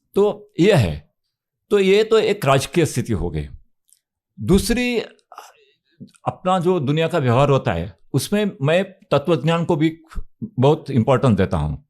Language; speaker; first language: Hindi; non-native, local second language; Marathi